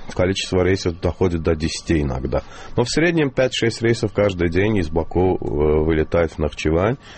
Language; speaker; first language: Russian; non-native, local second language; Azerbaijani